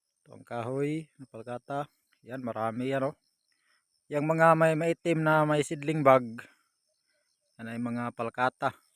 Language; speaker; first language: Filipino; non-native, local second language; Cebuano